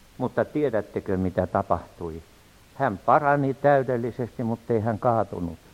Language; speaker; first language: Finnish; native; Finnish